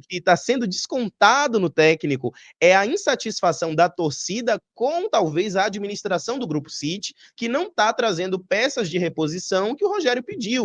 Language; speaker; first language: Portuguese; native; Portuguese